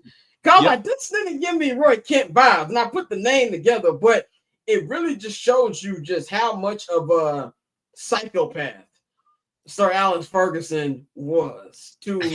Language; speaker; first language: English; native; English